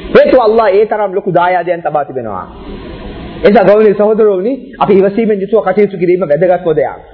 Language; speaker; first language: Sinhala; non-native, local second language; Tamil